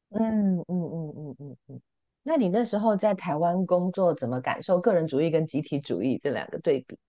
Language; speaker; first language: Chinese; native; Chinese